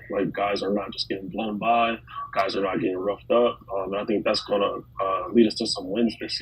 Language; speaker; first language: English; native; English